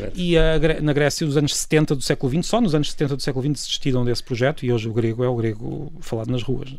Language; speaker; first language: Portuguese; native; Portuguese